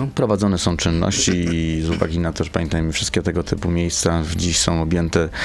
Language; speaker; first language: Polish; native; Polish